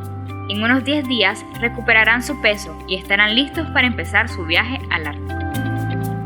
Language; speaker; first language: Spanish; native; Spanish